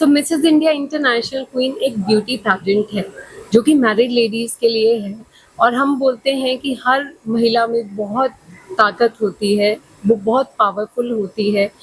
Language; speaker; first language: Hindi; native; Hindi